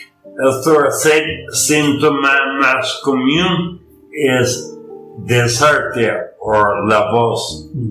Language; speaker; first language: Spanish; non-native, learner; English